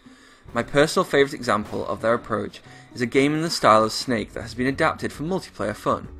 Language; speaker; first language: English; native; English